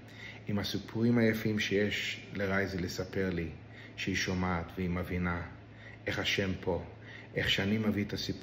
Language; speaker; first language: Hebrew; non-native, local second language; Yiddish